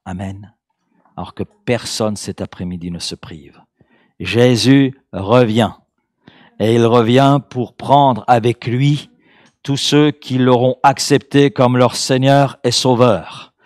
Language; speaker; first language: French; native; French